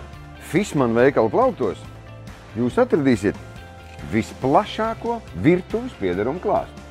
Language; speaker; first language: Latvian; native; Latvian